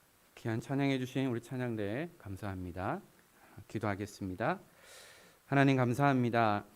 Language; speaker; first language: Korean; native; Korean